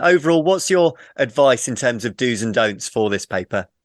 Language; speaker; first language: English; native; English